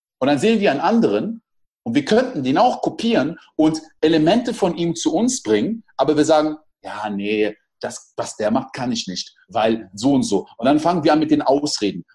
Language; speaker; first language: German; early bilingual, other home language; French